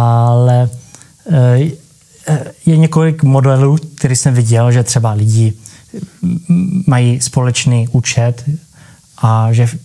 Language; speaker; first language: Czech; early bilingual, heritage; Czech